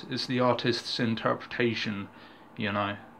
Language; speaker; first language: English; native; English